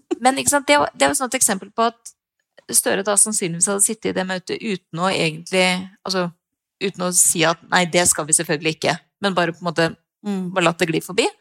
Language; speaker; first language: Norwegian; native; Norwegian